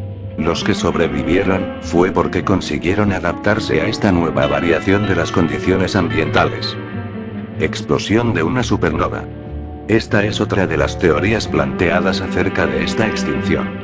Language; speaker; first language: Spanish; native; Spanish